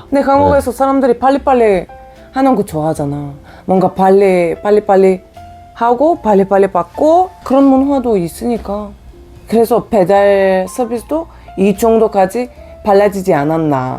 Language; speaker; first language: Korean; non-native, fluent; Bulgarian